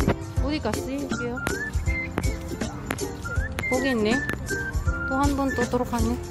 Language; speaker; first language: Korean; non-native, learner; Filipino